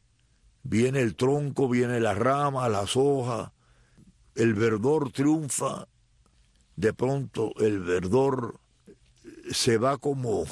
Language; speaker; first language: Spanish; native; Spanish